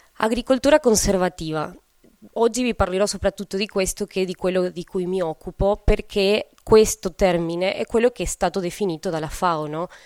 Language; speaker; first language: Italian; non-native, fluent; Spanish